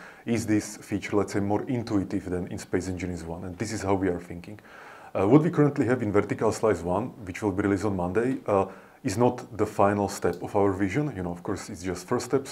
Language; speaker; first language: English; non-native, fluent; Slovak